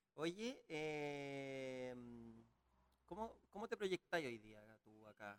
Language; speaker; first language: Spanish; native; Spanish